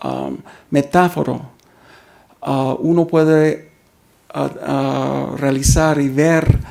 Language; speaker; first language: Spanish; early bilingual, heritage; Spanish